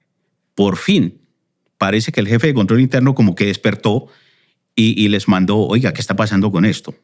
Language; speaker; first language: Spanish; native; Spanish